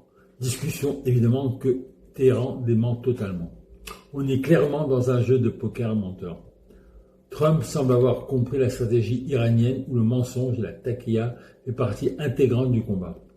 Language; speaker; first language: French; native; French